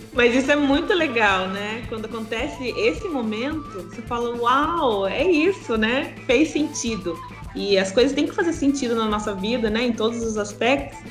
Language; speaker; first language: Portuguese; native; Portuguese